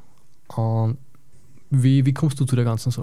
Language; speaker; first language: German; native; German